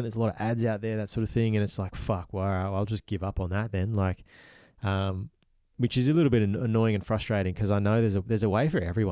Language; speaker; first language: English; native; English